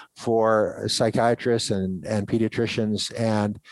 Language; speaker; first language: English; native; English